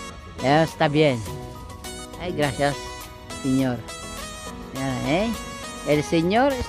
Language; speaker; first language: Spanish; non-native, learner; Filipino